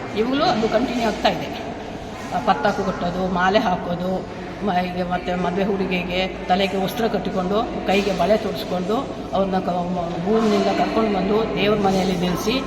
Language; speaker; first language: Kannada; non-native, local second language; Kodava